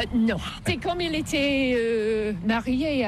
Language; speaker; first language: French; non-native, fluent; English